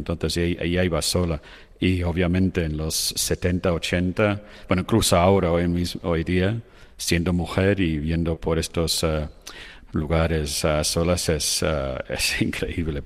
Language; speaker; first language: Spanish; non-native, fluent; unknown